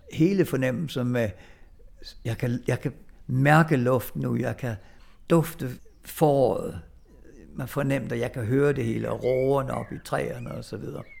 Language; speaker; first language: Danish; early bilingual, other home language; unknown